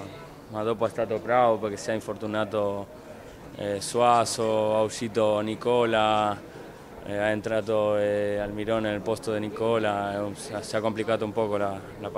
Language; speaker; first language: Italian; non-native, fluent; Spanish